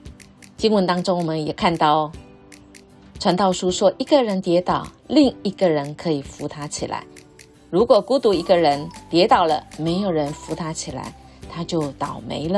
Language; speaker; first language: Chinese; native; Chinese